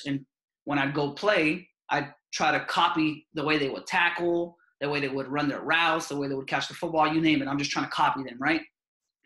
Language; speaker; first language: English; native; English